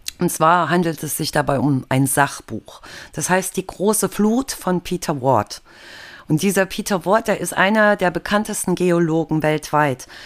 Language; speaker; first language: German; native; German